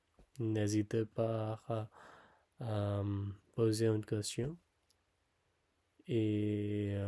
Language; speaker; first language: French; non-native, learner; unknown